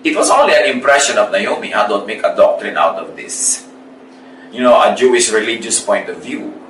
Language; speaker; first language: English; non-native, local second language; Filipino